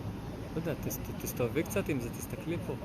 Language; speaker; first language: Hebrew; native; Hebrew